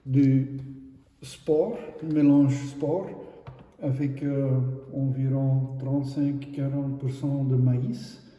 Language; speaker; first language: French; non-native, local second language; Dutch